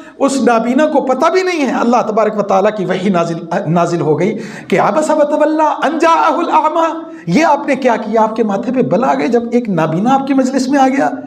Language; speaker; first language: Urdu; non-native, local second language; Punjabi